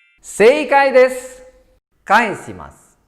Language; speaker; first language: Japanese; non-native, fluent; Indonesian